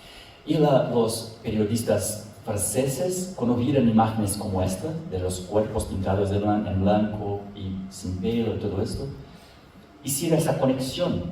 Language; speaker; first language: Spanish; non-native, fluent; Portuguese